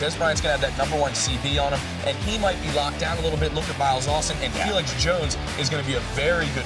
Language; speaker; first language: English; native; English